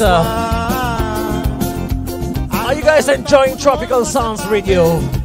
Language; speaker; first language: English; non-native, local second language; Seselwa Creole French